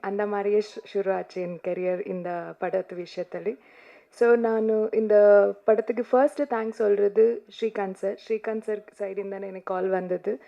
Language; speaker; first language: Tamil; non-native, learner; Kannada